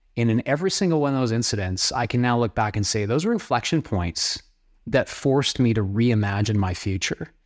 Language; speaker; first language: English; native; English